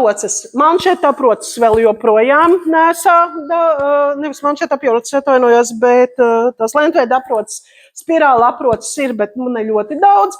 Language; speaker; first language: Latvian; native; Latvian